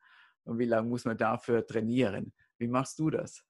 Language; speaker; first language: German; native; German